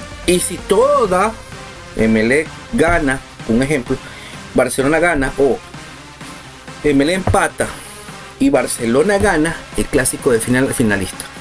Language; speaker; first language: Spanish; native; Spanish